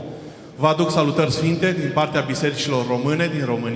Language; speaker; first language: Romanian; non-native, fluent; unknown